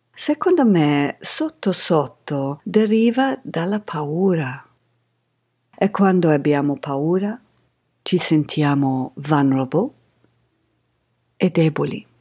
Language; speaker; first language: Italian; non-native, fluent; English